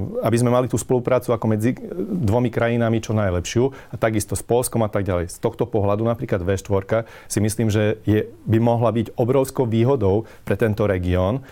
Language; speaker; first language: Slovak; non-native, local second language; Hungarian